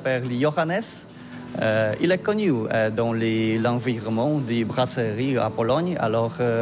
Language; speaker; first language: French; non-native, fluent; Polish